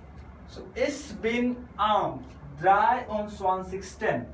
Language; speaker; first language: German; non-native, fluent; Hindi